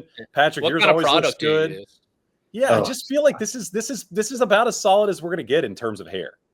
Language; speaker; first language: English; native; English